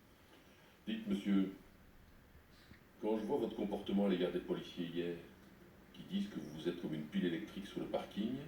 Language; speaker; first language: French; native; French